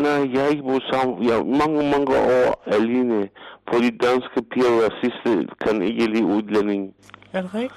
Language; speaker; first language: Danish; non-native, learner; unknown